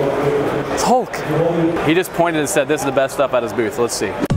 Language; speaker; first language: English; native; English